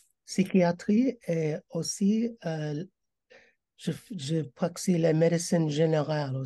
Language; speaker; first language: French; non-native, learner; English